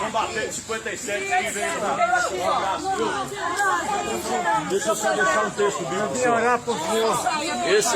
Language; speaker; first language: Portuguese; native; Portuguese